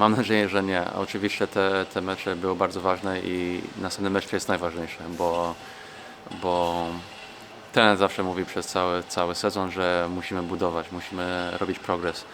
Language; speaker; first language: Polish; non-native, fluent; English